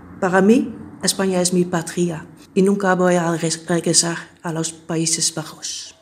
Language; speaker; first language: Spanish; non-native, fluent; Dutch